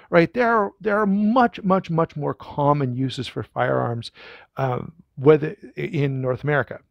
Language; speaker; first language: English; native; English